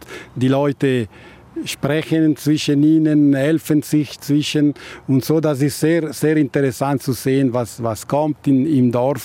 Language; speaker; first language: German; non-native, local second language; Italian